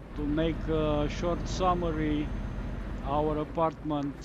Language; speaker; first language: English; non-native, fluent; Romanian